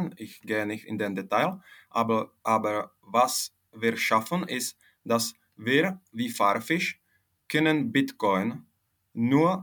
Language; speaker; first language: German; non-native, fluent; Czech